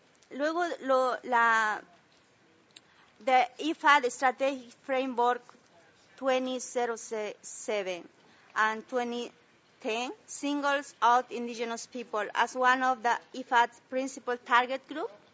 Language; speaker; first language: English; non-native, learner; Spanish